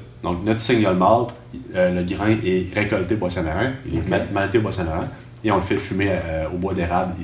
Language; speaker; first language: French; native; French